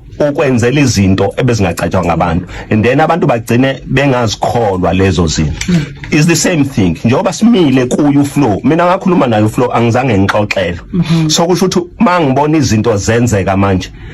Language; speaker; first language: Zulu; native; Zulu